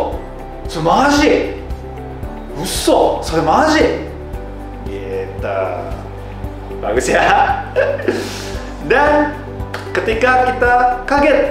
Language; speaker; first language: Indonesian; non-native, fluent; Japanese